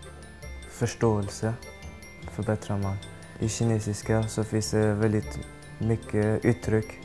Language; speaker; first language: Swedish; early bilingual, other home language; Chinese